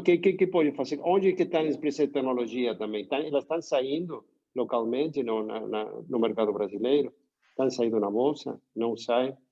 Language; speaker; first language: Portuguese; non-native, fluent; Spanish